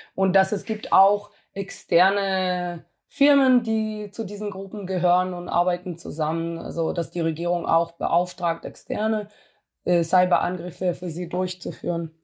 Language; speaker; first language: German; non-native, fluent; Hebrew